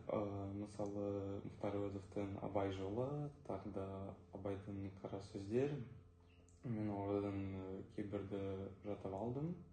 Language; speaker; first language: Kazakh; non-native, local second language; Russian